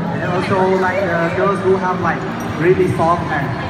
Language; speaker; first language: English; non-native, learner; Thai